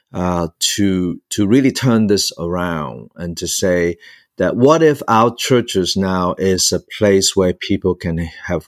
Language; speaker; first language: English; non-native, local second language; Cantonese